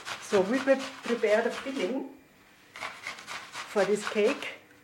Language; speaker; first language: English; non-native, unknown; German